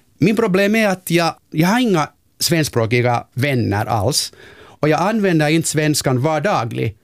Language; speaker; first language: Swedish; non-native, local second language; Finnish